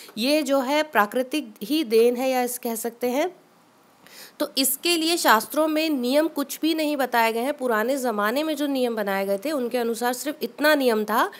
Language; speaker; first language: Hindi; native; Hindi